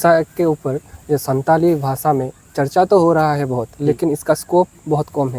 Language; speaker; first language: Hindi; non-native, local second language; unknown